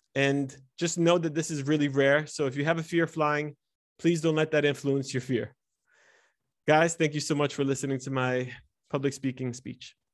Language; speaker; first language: English; early bilingual, other home language; Italian